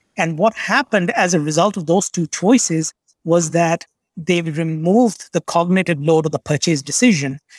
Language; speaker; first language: English; non-native, local second language; Bangla